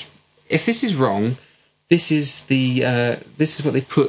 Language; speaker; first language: English; native; English